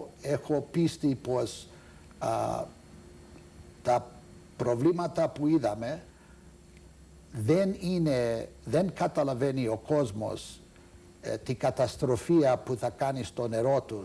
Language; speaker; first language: Greek; early bilingual, heritage; Greek